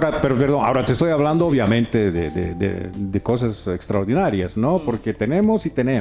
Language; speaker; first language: Spanish; native; Spanish